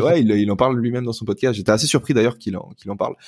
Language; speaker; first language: French; native; French